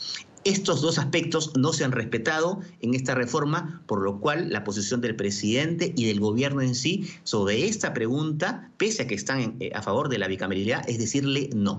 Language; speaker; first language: Spanish; native; Spanish